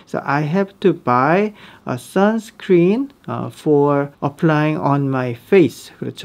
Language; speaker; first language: English; non-native, fluent; Korean